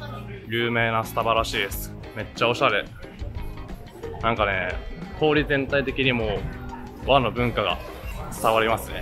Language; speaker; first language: Japanese; native; Japanese